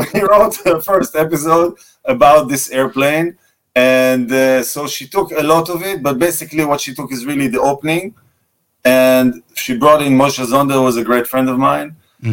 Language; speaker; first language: English; non-native, fluent; Russian